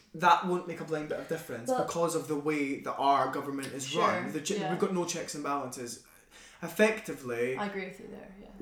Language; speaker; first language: English; native; English